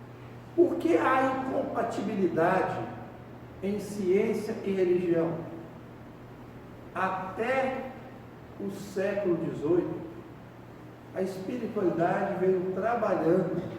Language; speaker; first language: Portuguese; native; Portuguese